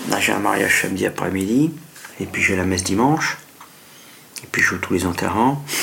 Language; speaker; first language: French; native; French